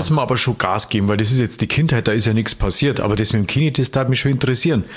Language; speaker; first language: German; native; German